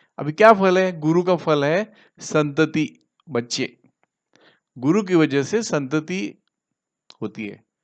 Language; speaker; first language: Hindi; non-native, local second language; Marathi